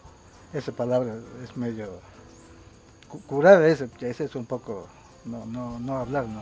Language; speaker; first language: Spanish; non-native, local second language; Quechua